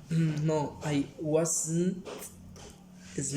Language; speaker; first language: English; non-native, learner; Spanish